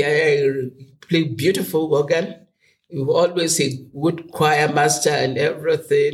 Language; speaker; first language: English; non-native, local second language; Yoruba